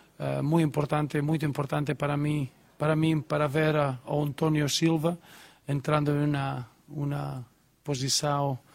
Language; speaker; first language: Portuguese; non-native, learner; Spanish